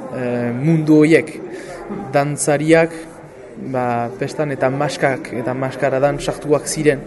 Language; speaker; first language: Basque; native; Basque